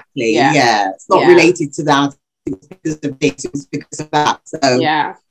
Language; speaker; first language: English; early bilingual, other home language; Yoruba